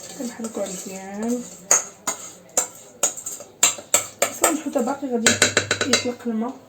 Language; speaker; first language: Arabic; native; Arabic